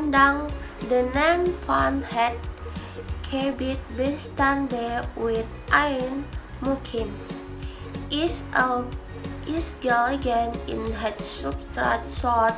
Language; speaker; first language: Dutch; non-native, learner; Indonesian